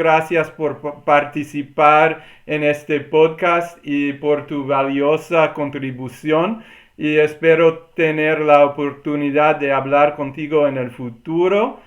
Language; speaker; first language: Spanish; non-native, learner; English